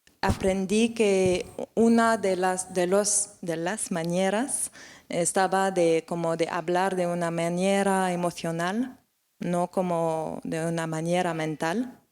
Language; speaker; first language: Spanish; non-native, learner; French